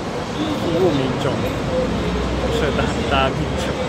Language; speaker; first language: Chinese; non-native, learner; Italian